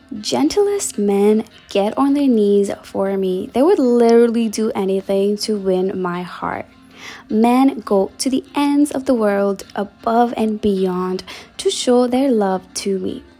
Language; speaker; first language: English; native; English